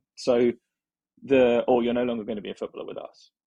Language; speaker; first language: English; native; English